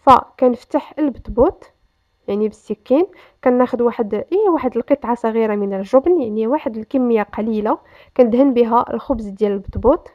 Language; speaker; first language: Arabic; native; Arabic